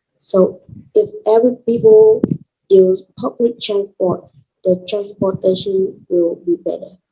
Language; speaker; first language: English; non-native, learner; Vietnamese